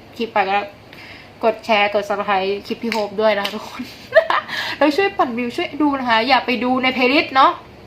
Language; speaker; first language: Thai; native; Thai